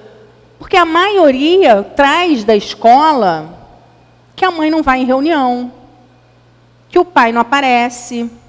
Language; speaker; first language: Portuguese; native; Portuguese